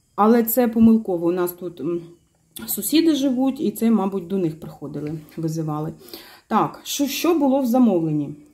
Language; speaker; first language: Ukrainian; non-native, local second language; Russian